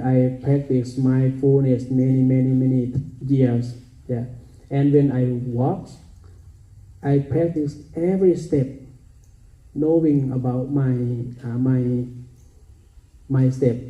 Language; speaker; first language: English; non-native, learner; Thai